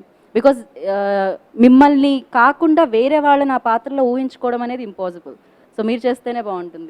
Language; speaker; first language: Telugu; native; Telugu